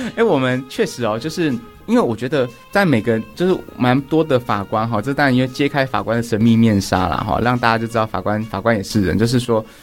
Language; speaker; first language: Chinese; native; Chinese